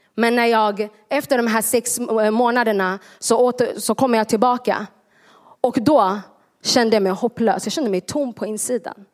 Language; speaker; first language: Swedish; early bilingual, other home language; Tigrinya